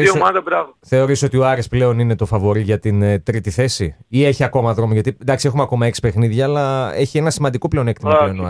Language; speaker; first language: Greek; native; Greek